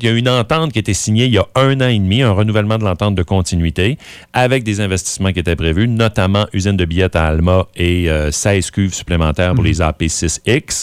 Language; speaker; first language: French; native; French